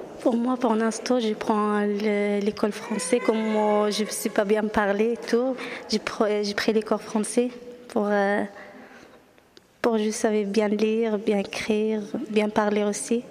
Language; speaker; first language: French; non-native, learner; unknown